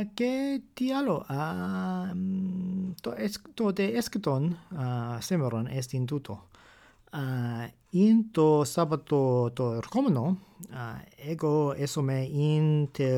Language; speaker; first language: Greek; non-native, fluent; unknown